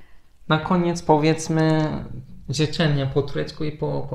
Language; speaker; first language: Polish; non-native, fluent; Turkish